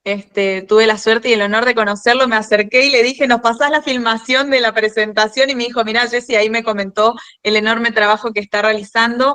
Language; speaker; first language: Spanish; native; Spanish